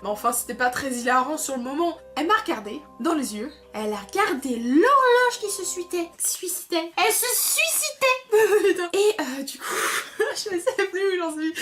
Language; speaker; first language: French; native; French